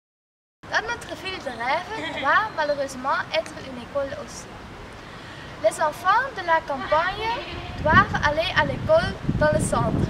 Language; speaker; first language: French; non-native, learner; Dutch